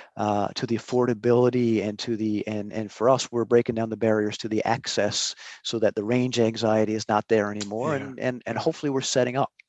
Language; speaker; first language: English; native; English